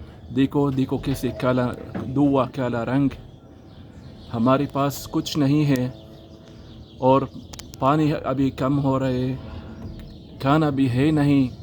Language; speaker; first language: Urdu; non-native, learner; Arabic